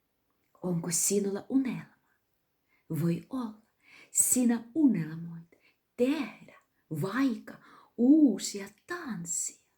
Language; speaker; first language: Finnish; non-native, learner; Russian